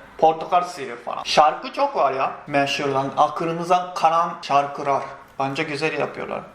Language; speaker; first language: Turkish; non-native, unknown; Japanese